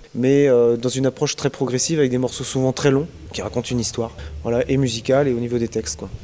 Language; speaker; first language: French; native; French